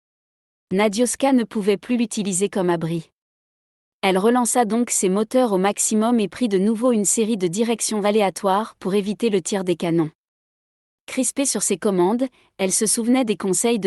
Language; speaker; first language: French; native; French